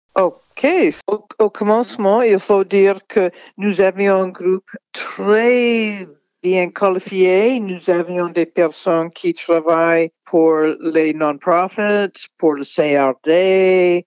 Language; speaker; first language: French; non-native, fluent; English